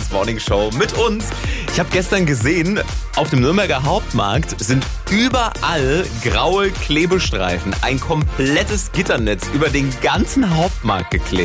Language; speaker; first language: German; native; German